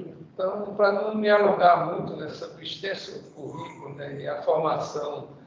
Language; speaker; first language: Portuguese; native; Portuguese